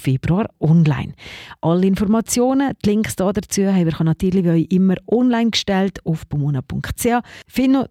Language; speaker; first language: German; native; German